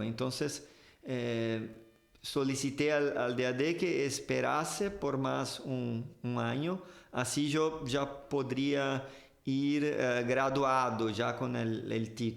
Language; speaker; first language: Spanish; non-native, fluent; Portuguese